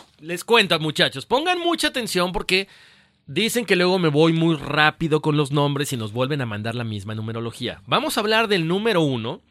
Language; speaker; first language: Spanish; native; Spanish